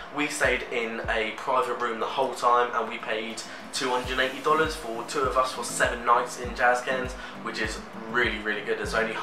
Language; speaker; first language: English; native; English